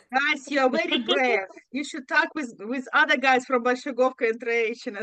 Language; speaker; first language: English; non-native, learner; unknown